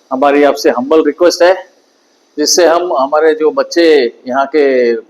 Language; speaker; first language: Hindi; non-native, local second language; Gujarati